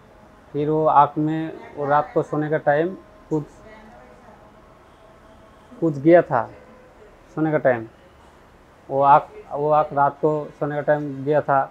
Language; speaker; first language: Hindi; non-native, local second language; Bangla